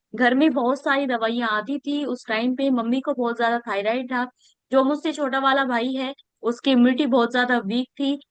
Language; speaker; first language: Hindi; native; Hindi